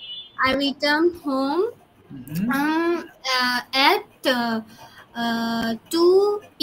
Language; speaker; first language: English; non-native, learner; Bangla